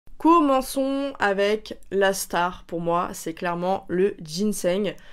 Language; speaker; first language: French; native; French